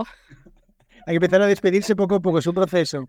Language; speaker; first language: Spanish; native; Spanish